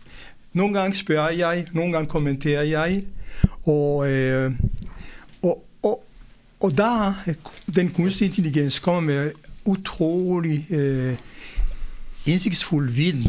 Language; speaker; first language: Danish; non-native, fluent; Hebrew